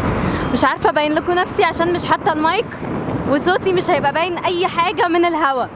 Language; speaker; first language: Arabic; native; Arabic